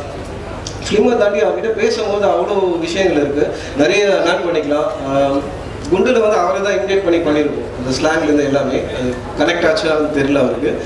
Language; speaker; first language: Tamil; native; Tamil